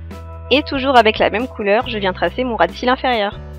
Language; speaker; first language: French; native; French